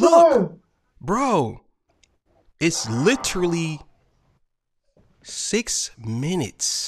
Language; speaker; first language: English; native; English